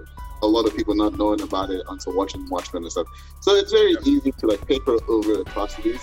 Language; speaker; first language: English; non-native, local second language; Yoruba